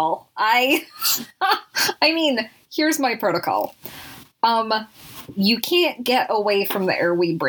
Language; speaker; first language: English; native; English